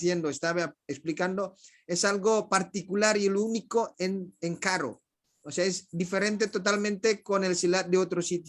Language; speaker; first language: Spanish; non-native, fluent; Indonesian